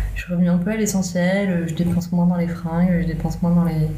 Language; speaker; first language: French; non-native, local second language; Arabic